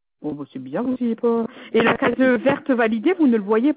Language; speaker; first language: French; native; French